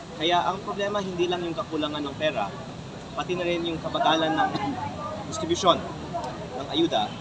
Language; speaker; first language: Filipino; native; Filipino